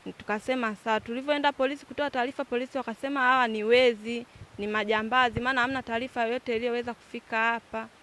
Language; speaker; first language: Swahili; native; Swahili